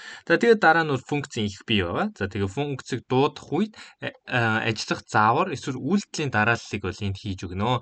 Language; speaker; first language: Mongolian; native; Mongolian